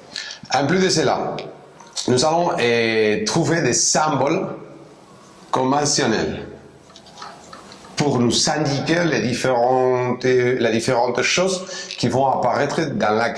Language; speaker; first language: French; non-native, fluent; Spanish